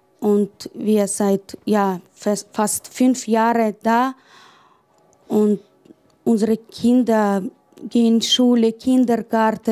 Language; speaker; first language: German; non-native, learner; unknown